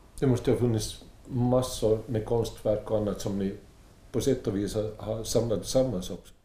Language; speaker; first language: Swedish; native; Swedish